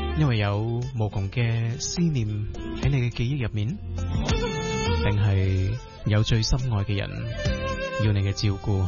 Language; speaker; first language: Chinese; non-native, local second language; Cantonese